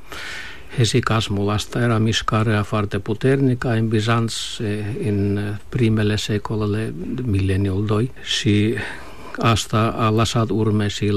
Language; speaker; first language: Romanian; non-native, fluent; Finnish